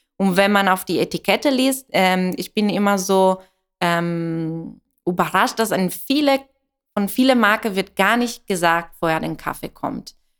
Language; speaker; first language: German; non-native, fluent; Italian